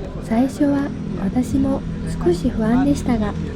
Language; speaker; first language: Japanese; non-native, fluent; Vietnamese